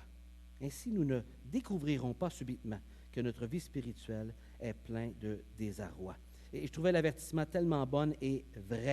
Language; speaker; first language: French; native; French